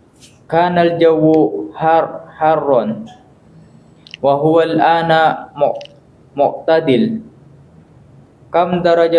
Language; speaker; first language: Arabic; non-native, learner; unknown